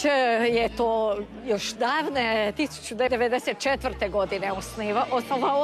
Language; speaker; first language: Serbian; early bilingual, heritage; Croatian